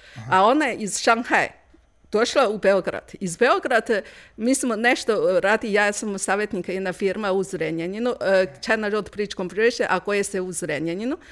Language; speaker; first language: Croatian; non-native, learner; Chinese